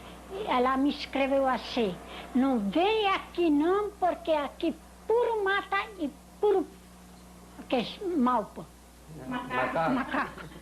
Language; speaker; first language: Portuguese; non-native, learner; Polish